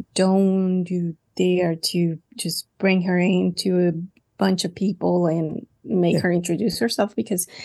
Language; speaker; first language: English; non-native, fluent; Spanish